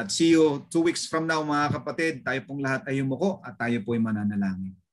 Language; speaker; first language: Filipino; native; Filipino